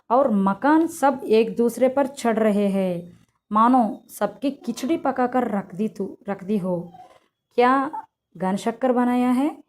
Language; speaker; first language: Hindi; non-native, local second language; Telugu